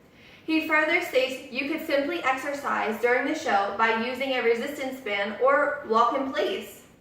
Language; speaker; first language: English; native; English